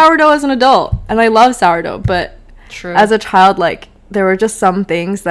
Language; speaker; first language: English; native; English